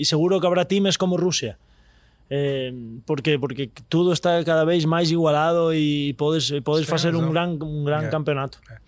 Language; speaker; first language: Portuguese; non-native, learner; Spanish